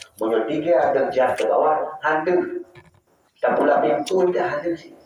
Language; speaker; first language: Malay; non-native, local second language; Achinese